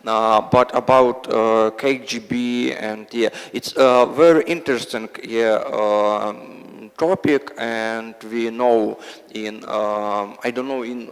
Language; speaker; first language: English; non-native, learner; Russian